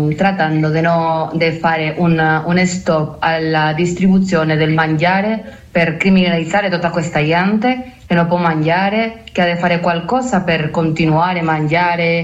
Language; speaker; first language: Italian; non-native, learner; Spanish